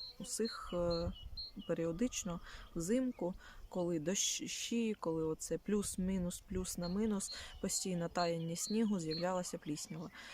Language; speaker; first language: Ukrainian; non-native, local second language; Russian